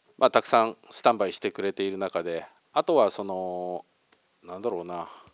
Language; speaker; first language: Japanese; native; Japanese